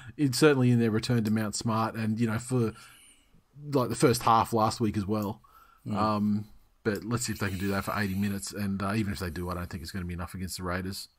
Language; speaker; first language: English; native; English